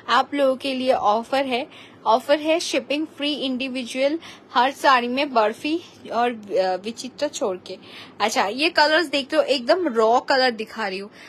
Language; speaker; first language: Hindi; non-native, local second language; Bangla